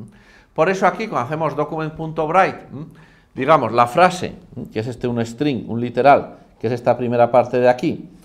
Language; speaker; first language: Spanish; native; Spanish